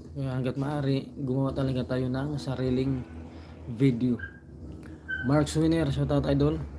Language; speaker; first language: Filipino; non-native, local second language; Cebuano